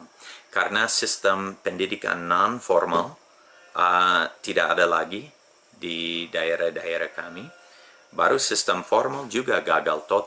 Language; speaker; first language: Indonesian; non-native, fluent; English